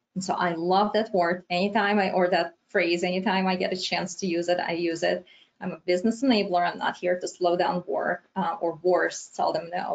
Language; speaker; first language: English; non-native, fluent; Romanian